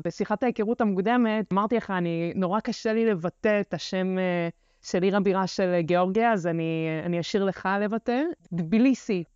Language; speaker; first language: Hebrew; early bilingual, other home language; Russian